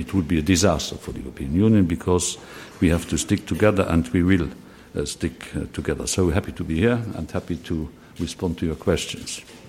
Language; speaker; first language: English; non-native, fluent; Luxembourgish